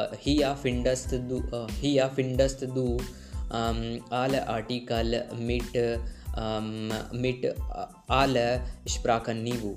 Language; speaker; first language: German; non-native, learner; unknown